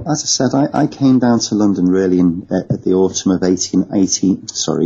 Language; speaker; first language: English; native; English